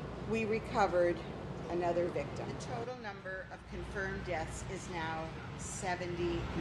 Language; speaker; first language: English; native; English